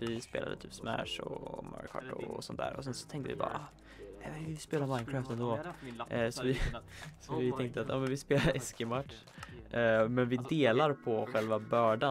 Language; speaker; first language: Swedish; native; Swedish